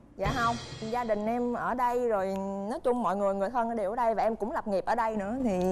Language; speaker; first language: Vietnamese; native; Vietnamese